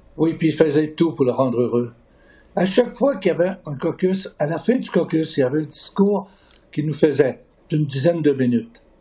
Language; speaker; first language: French; native; French